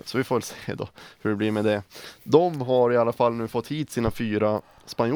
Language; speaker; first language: Swedish; native; Swedish